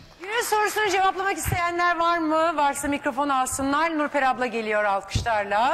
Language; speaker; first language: Turkish; native; Turkish